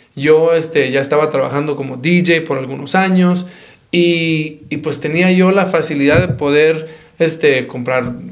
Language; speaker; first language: Spanish; early bilingual, heritage; Spanish